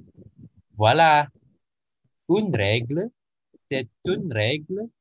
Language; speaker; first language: French; non-native, learner; Indonesian